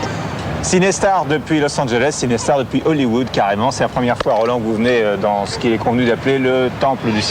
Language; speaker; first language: French; native; French